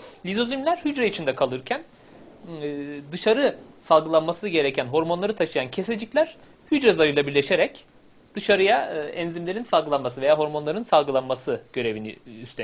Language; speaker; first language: Turkish; native; Turkish